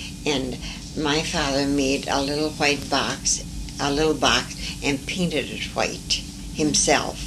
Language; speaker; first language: English; early bilingual, other home language; French